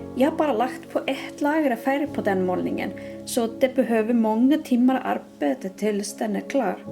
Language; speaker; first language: Swedish; non-native, fluent; Icelandic